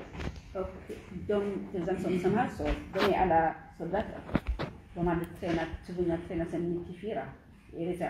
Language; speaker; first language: Swedish; non-native, learner; Tigrinya